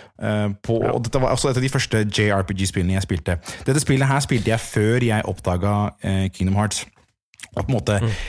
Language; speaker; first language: Norwegian; native; Norwegian